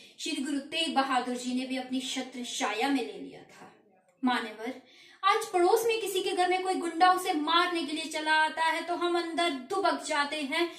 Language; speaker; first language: Hindi; non-native, local second language; Punjabi